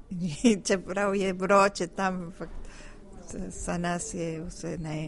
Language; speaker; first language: Slovenian; early bilingual, heritage; Spanish